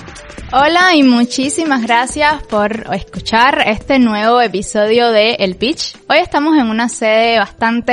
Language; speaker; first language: Spanish; native; Spanish